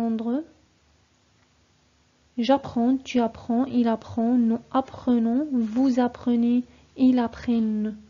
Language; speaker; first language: French; non-native, fluent; Arabic